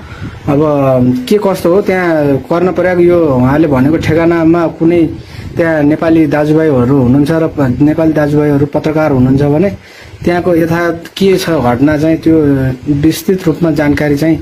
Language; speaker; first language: Nepali; native; Nepali